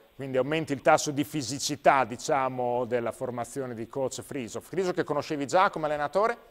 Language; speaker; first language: Italian; native; Italian